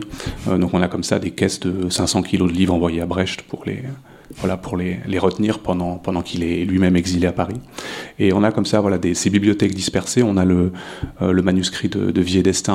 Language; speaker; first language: French; native; French